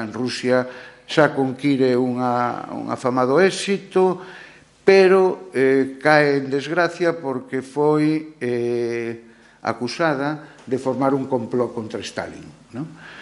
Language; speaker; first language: Galician; non-native, local second language; Spanish